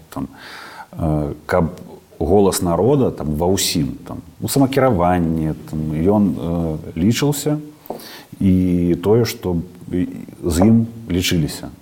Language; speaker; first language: Belarusian; native; Belarusian